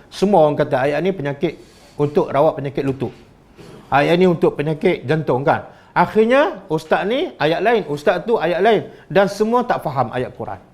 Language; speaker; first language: Malay; native; Malay